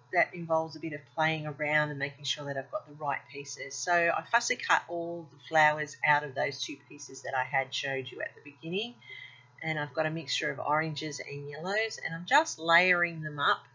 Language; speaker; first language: English; native; English